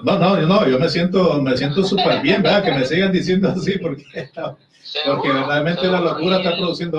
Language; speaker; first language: Spanish; native; Spanish